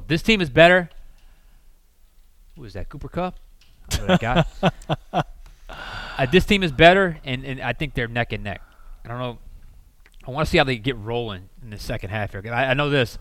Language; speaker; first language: English; native; English